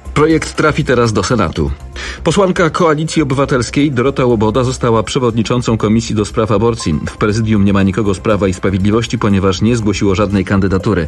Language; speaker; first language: Polish; native; Polish